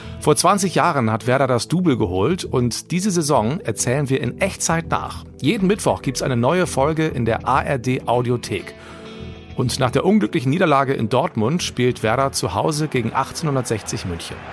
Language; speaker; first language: German; native; German